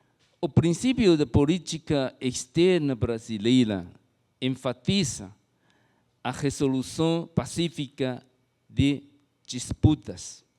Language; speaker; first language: Portuguese; non-native, fluent; Chinese